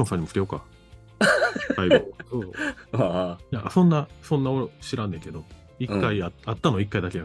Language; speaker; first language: Japanese; native; Japanese